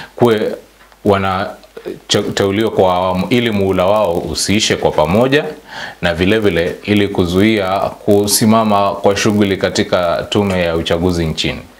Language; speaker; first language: Swahili; non-native, local second language; Luyia